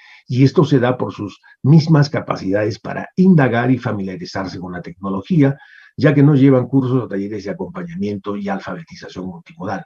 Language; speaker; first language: Spanish; native; Spanish